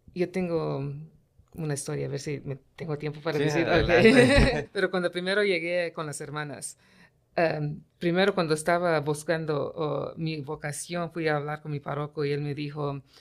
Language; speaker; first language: Spanish; early bilingual, heritage; Spanish